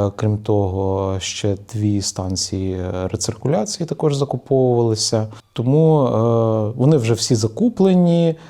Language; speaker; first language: Ukrainian; native; Ukrainian